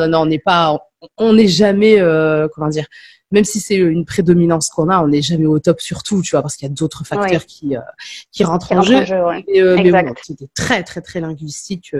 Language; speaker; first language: French; native; French